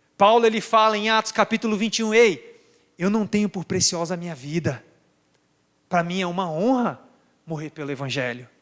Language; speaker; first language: Portuguese; native; Portuguese